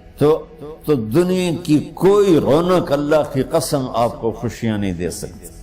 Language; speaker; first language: Urdu; non-native, local second language; Punjabi